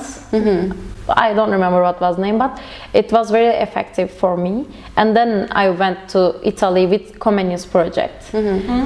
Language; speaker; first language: English; non-native, learner; Turkish